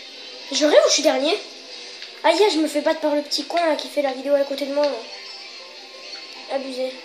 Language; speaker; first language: French; native; French